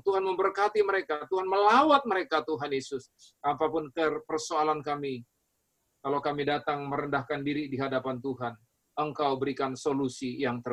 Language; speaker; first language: Indonesian; native; Indonesian